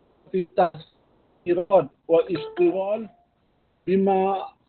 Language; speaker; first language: Arabic; non-native, fluent; Malay